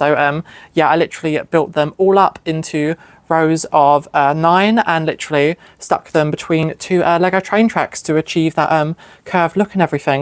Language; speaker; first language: English; native; English